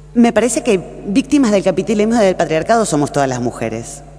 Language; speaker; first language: Spanish; native; Spanish